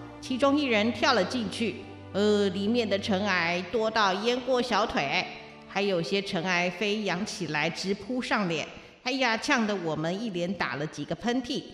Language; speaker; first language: Chinese; native; Chinese